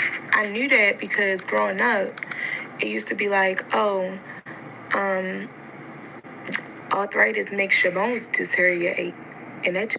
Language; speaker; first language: English; native; English